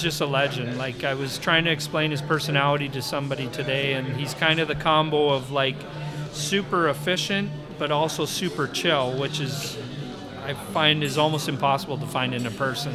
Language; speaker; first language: English; native; English